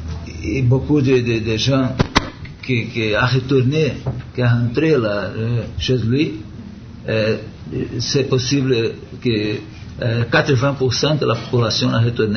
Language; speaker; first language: French; non-native, learner; Portuguese